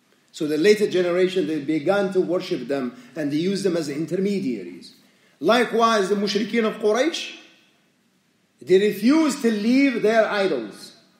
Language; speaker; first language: English; native; English